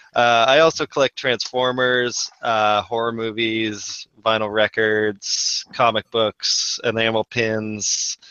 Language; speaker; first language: English; native; English